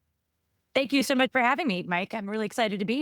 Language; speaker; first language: English; native; English